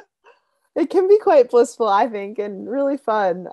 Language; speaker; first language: English; native; English